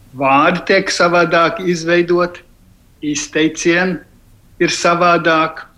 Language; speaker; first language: Latvian; early bilingual, heritage; Latvian